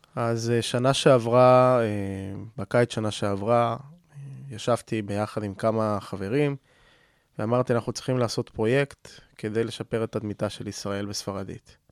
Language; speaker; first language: Hebrew; non-native, fluent; Spanish